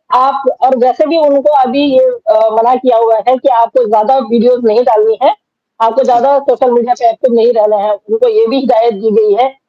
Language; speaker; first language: Hindi; native; Hindi